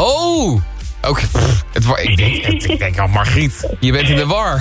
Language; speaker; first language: Dutch; native; Dutch